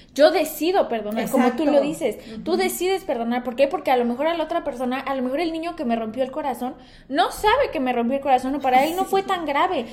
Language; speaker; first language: Spanish; native; Spanish